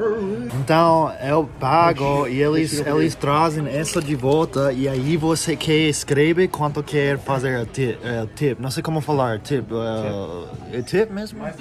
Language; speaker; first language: Portuguese; non-native, learner; English